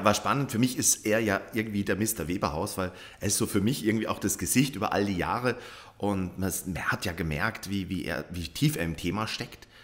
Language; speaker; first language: German; native; German